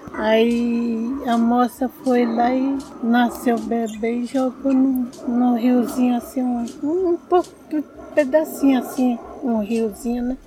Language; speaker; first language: Portuguese; non-native, local second language; Guarani